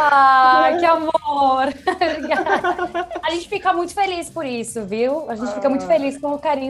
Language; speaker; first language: Portuguese; native; Portuguese